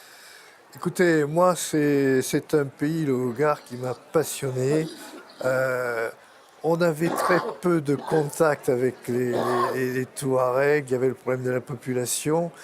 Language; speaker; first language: French; native; French